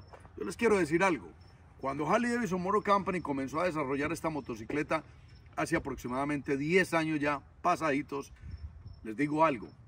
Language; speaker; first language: Spanish; native; Spanish